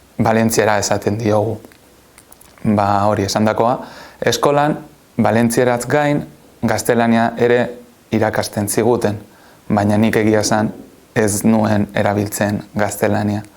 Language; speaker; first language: Basque; non-native, local second language; Catalan